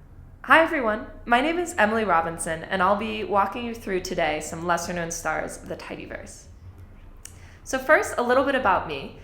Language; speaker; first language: English; native; English